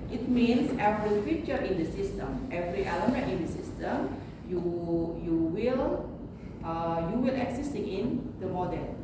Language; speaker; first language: English; non-native, learner; Indonesian